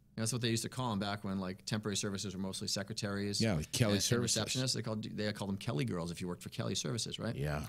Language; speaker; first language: English; native; English